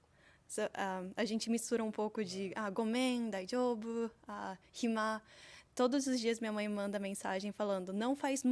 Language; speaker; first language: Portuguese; early bilingual, heritage; Portuguese